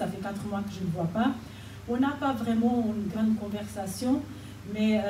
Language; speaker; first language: French; non-native, fluent; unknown